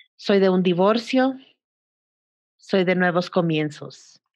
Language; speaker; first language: Spanish; early bilingual, heritage; Spanish